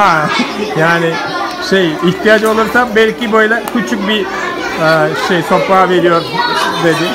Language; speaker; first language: Turkish; non-native, fluent; Malayalam